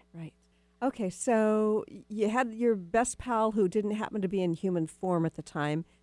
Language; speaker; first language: English; native; English